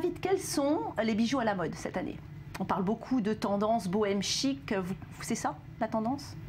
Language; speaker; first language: French; native; French